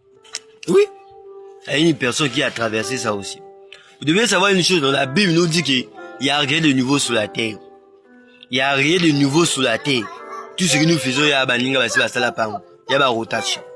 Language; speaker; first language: French; non-native, local second language; Lingala